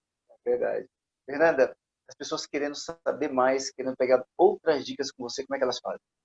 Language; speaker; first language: Portuguese; native; Portuguese